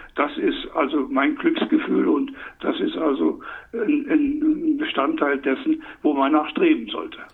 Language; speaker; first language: German; native; German